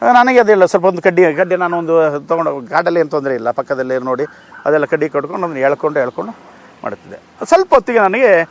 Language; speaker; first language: Kannada; native; Kannada